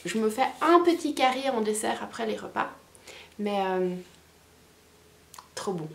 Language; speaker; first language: French; native; French